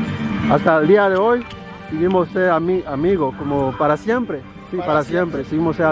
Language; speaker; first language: Spanish; non-native, learner; Haitian Creole